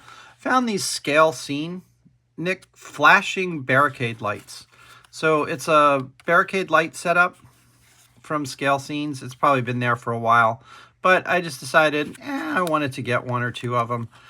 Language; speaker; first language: English; native; English